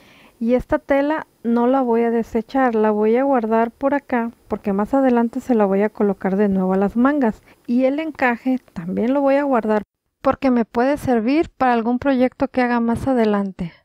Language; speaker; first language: Spanish; native; Spanish